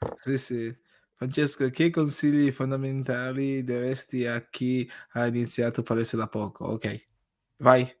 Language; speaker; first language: Italian; non-native, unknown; English